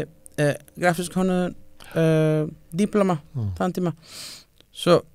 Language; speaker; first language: Icelandic; non-native, fluent; Spanish